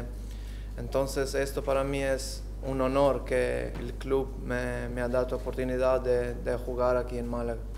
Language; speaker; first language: Spanish; non-native, learner; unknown